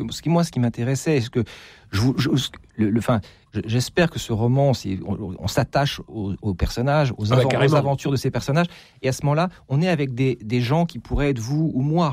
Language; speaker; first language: French; native; French